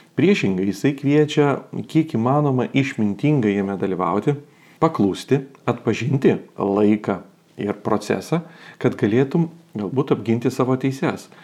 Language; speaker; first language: Lithuanian; native; Lithuanian